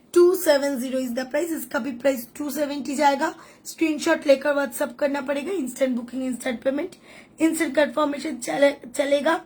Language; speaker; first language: Hindi; non-native, local second language; Bangla